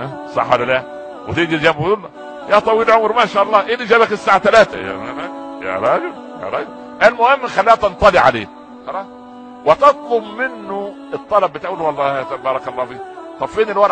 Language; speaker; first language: Arabic; native; Arabic